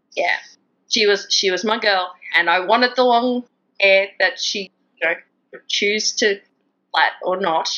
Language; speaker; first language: English; native; English